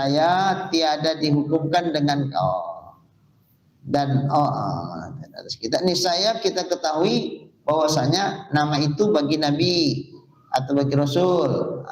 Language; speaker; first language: Indonesian; native; Indonesian